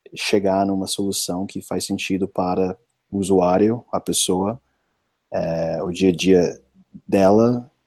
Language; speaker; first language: Portuguese; non-native, fluent; English